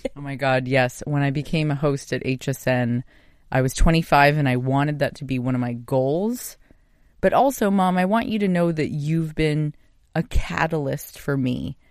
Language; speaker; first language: English; native; English